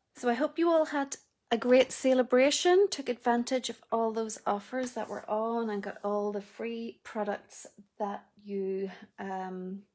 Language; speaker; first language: English; native; English